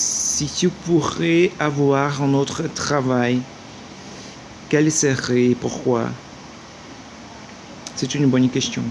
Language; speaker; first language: French; non-native, learner; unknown